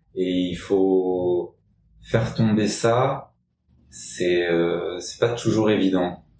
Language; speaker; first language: French; native; French